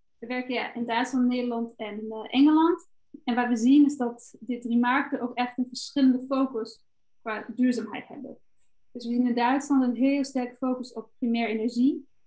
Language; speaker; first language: Dutch; non-native, fluent; German